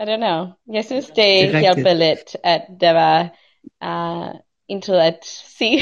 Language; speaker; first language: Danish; non-native, learner; English